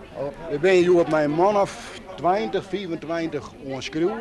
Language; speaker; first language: Dutch; non-native, local second language; Western Frisian